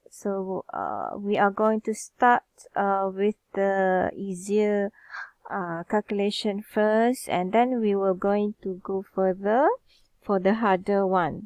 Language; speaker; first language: English; non-native, local second language; Malay